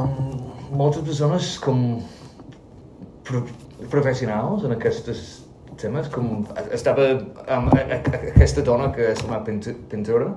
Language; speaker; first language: Catalan; non-native, learner; English